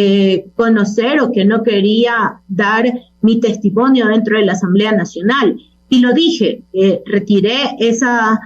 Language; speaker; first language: Spanish; native; Spanish